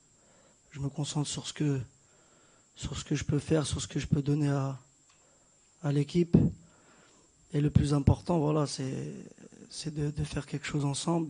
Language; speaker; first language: French; native; French